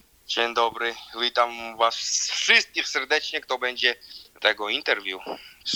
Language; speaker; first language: Polish; non-native, learner; Georgian